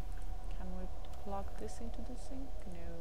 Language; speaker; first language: English; non-native, fluent; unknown